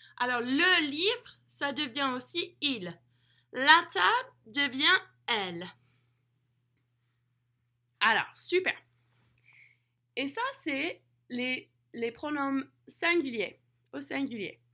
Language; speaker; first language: French; non-native, fluent; English